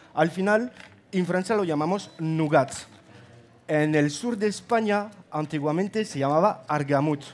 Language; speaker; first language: Spanish; non-native, fluent; French